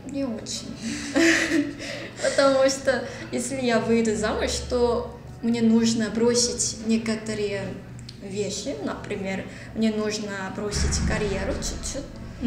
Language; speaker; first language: Russian; non-native, learner; Korean